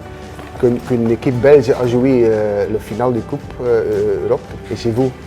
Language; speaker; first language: French; non-native, local second language; Dutch